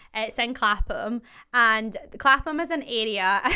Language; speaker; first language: English; native; English